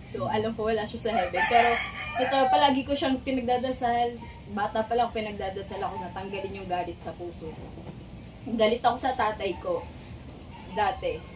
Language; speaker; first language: Filipino; native; Filipino